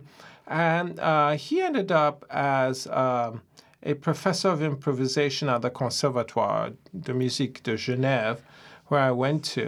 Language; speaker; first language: English; non-native, local second language; Ewe